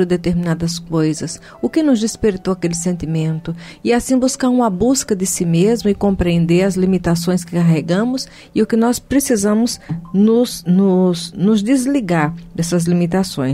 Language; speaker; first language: Portuguese; native; Portuguese